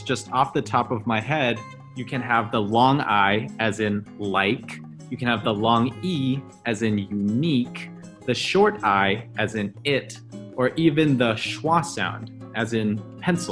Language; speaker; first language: English; early bilingual, other home language; Chinese